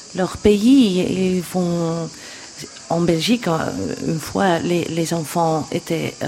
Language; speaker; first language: French; non-native, local second language; Dutch